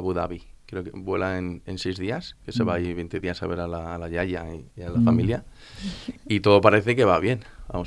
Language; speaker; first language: Spanish; native; Spanish